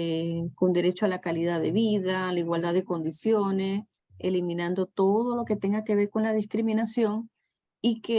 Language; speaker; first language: Spanish; native; Spanish